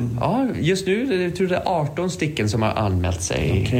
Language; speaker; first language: Swedish; non-native, fluent; English